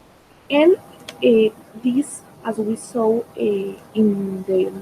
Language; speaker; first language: English; non-native, fluent; Spanish